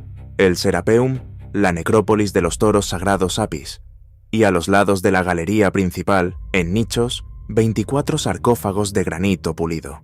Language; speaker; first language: Spanish; native; Spanish